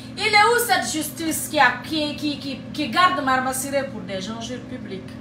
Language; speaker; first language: French; non-native, local second language; Fula